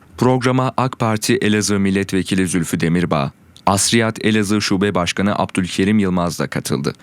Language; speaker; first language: Turkish; native; Turkish